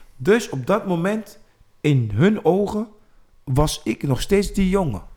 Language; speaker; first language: Dutch; non-native, fluent; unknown